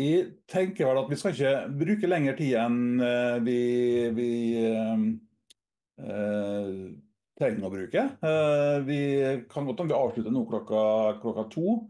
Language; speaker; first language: Norwegian; native; Norwegian